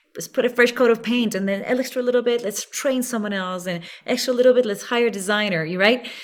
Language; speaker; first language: English; non-native, fluent; Spanish